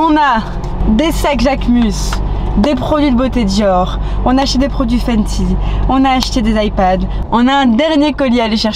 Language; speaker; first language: French; native; French